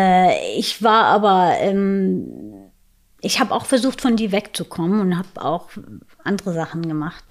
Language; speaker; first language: German; non-native, fluent; Arabic